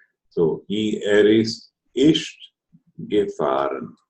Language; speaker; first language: German; non-native, fluent; Telugu